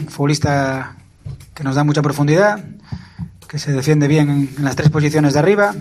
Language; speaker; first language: Spanish; native; Spanish